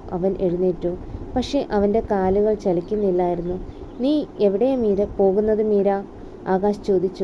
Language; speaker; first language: Malayalam; native; Malayalam